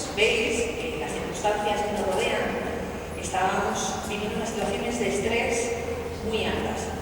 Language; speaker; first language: Spanish; native; Spanish